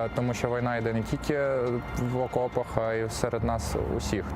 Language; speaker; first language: Ukrainian; non-native, local second language; Russian